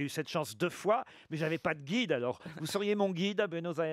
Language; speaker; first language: French; native; French